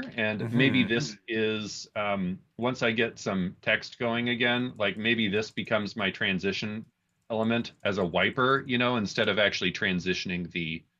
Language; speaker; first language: English; native; English